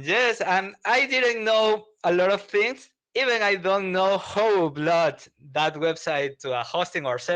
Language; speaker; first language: English; non-native, learner; Spanish